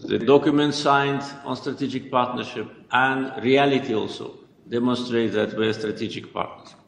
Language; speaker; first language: English; non-native, fluent; Azerbaijani